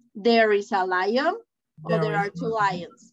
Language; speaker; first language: English; non-native, fluent; Spanish